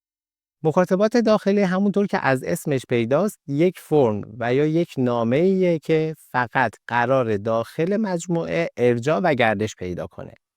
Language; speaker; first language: Persian; native; Persian